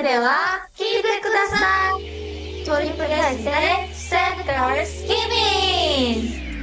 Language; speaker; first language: Japanese; non-native, learner; Korean